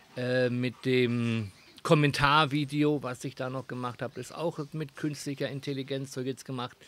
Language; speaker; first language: German; native; German